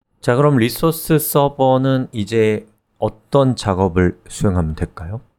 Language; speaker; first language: Korean; native; Korean